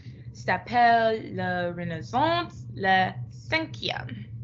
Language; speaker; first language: French; non-native, learner; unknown